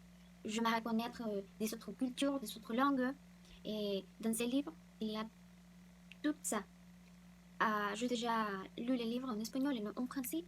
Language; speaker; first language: French; non-native, learner; Spanish